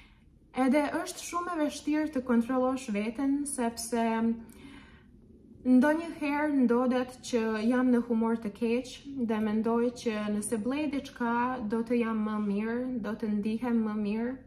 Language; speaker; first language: Albanian; non-native, learner; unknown